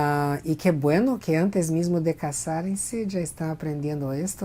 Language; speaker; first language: Spanish; non-native, fluent; Portuguese